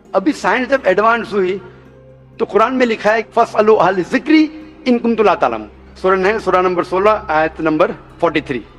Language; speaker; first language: Hindi; non-native, local second language; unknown